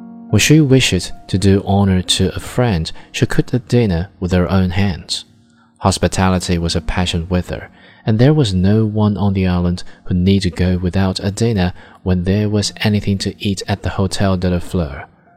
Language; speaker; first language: English; non-native, fluent; Chinese